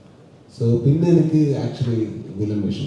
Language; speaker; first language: Malayalam; non-native, learner; Kannada